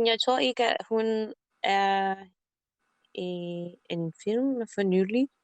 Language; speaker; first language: Danish; non-native, learner; English